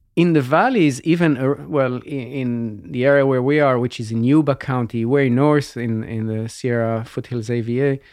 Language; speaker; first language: English; non-native, fluent; Hebrew